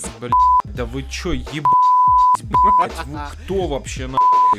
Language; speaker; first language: Russian; native; Russian